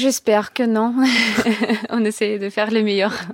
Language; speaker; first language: French; non-native, learner; Russian